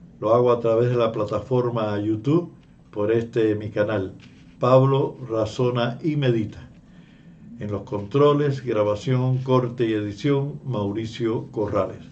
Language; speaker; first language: Spanish; native; Spanish